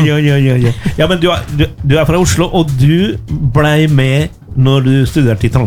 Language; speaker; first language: Norwegian; non-native, fluent; Spanish